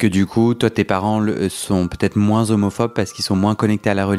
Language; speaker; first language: French; native; French